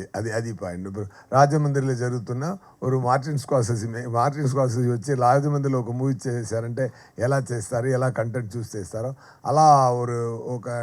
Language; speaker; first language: Telugu; non-native, local second language; Tamil